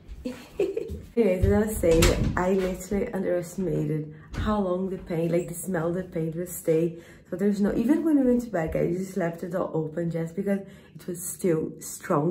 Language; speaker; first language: English; non-native, fluent; Portuguese